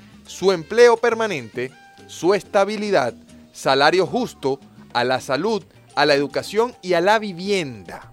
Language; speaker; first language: Spanish; native; Spanish